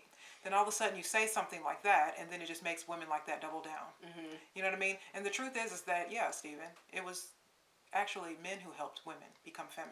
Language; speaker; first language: English; native; English